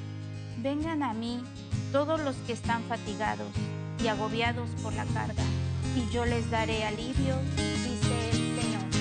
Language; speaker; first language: Spanish; native; Spanish